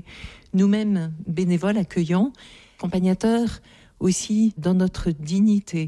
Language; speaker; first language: French; native; French